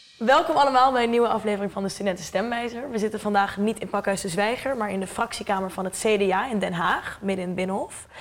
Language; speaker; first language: Dutch; native; Dutch